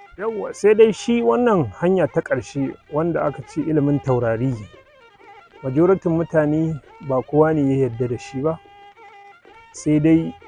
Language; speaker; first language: Hausa; native; Hausa